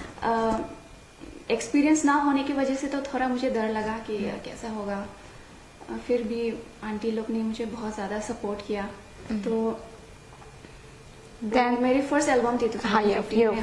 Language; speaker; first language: Hindi; non-native, local second language; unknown